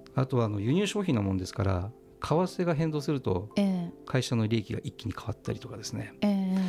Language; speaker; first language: Japanese; native; Japanese